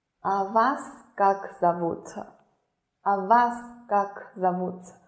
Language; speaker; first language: Russian; non-native, fluent; Chinese